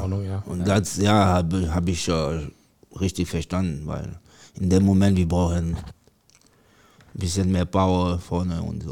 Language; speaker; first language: German; non-native, learner; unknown